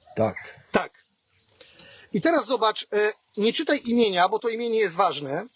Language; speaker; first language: Polish; native; Polish